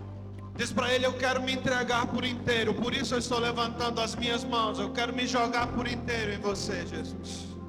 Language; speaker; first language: Portuguese; native; Portuguese